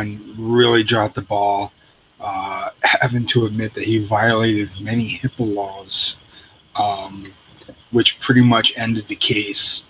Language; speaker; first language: English; native; English